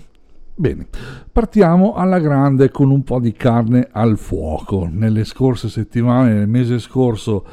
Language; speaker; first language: Italian; native; Italian